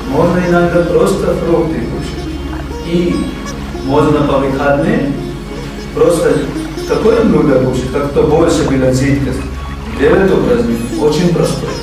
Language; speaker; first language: Russian; non-native, learner; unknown